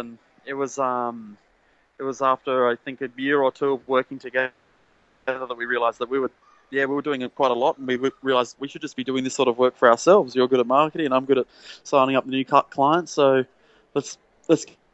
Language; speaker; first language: English; native; English